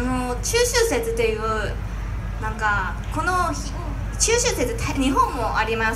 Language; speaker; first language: Japanese; non-native, fluent; Chinese